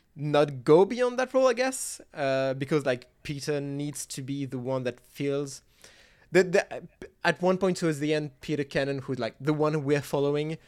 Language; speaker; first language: English; non-native, fluent; French